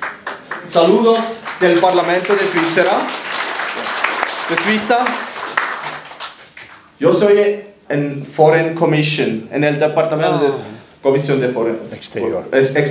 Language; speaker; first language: Spanish; non-native, learner; German